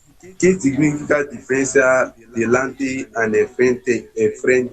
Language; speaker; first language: Spanish; non-native, learner; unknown